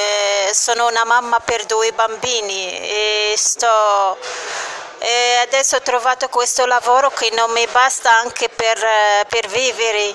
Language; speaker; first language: Italian; non-native, fluent; Arabic